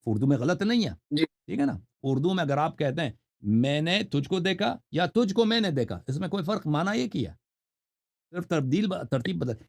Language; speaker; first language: Urdu; non-native, fluent; Persian